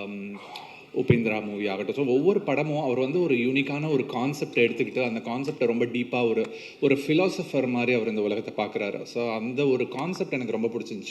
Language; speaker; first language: Tamil; native; Tamil